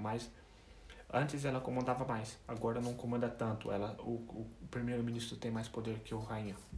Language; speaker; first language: Portuguese; non-native, fluent; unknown